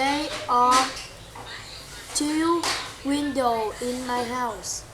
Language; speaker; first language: English; non-native, learner; Vietnamese